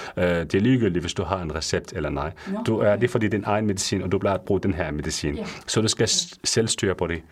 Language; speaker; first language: Danish; non-native, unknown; Arabic